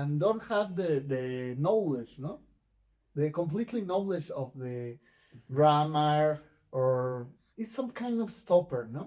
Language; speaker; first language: English; non-native, fluent; Spanish